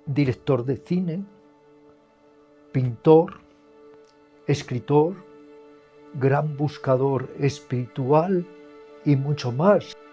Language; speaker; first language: Spanish; native; Spanish